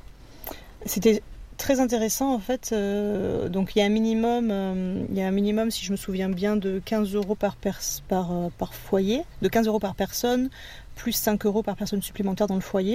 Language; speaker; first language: French; native; French